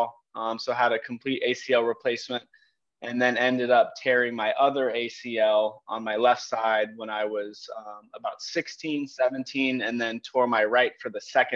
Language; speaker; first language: English; native; English